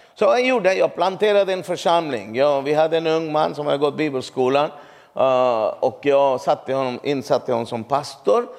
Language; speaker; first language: Swedish; non-native, fluent; Urdu